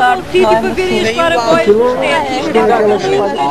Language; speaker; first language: Portuguese; native; Portuguese